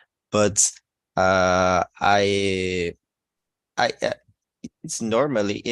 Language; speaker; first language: English; non-native, learner; Portuguese